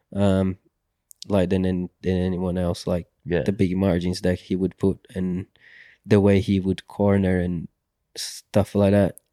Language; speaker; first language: English; non-native, fluent; Portuguese